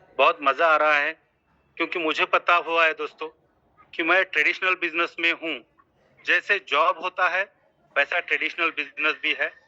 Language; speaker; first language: Hindi; non-native, local second language; Marathi